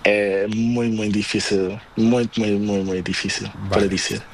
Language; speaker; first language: Spanish; non-native, learner; Portuguese